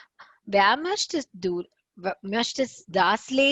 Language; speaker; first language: German; non-native, fluent; Tamil